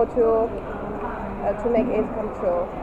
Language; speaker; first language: English; non-native, learner; Chinese